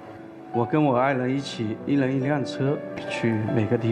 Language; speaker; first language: Chinese; native; Chinese